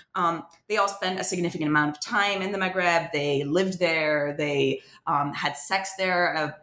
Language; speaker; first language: English; non-native, fluent; French